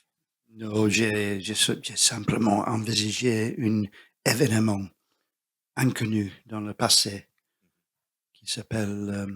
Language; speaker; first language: French; non-native, learner; English